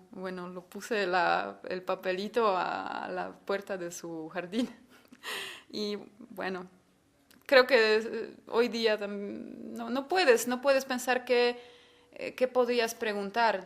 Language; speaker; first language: Spanish; non-native, fluent; Polish